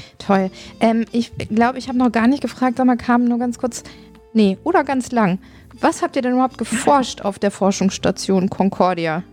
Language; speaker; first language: German; native; German